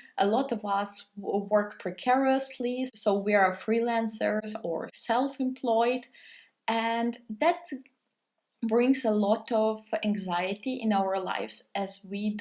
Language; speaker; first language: English; non-native, fluent; Russian